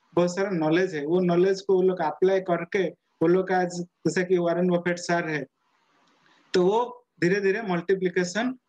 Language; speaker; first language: Hindi; non-native, local second language; Odia